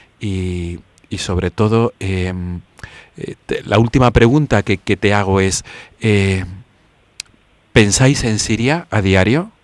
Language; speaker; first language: Spanish; native; Spanish